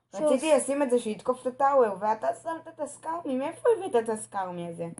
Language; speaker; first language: Hebrew; native; Hebrew